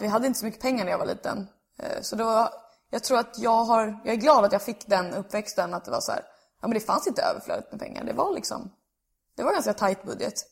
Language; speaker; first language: Swedish; native; Swedish